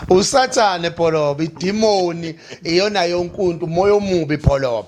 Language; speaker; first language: Zulu; native; Zulu